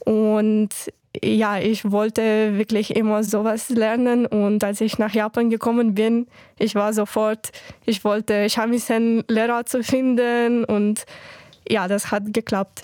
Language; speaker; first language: German; non-native, fluent; Ukrainian